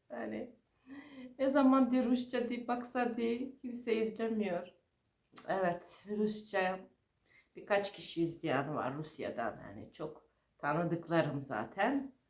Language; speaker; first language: Turkish; non-native, fluent; Russian